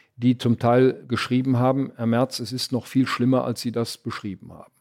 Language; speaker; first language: German; native; German